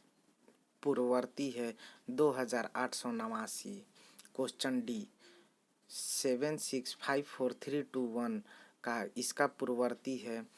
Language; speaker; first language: Hindi; native; Hindi